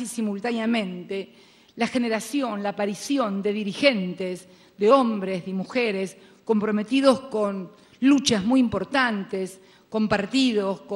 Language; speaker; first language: Spanish; native; Spanish